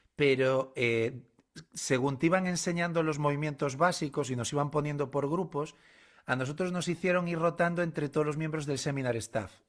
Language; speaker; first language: Spanish; native; Spanish